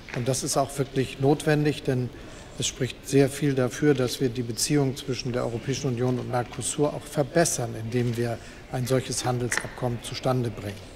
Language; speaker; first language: German; native; German